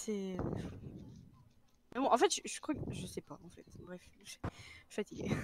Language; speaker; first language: French; native; French